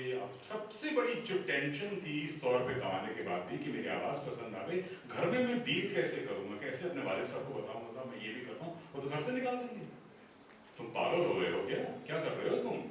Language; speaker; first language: Hindi; non-native, local second language; Punjabi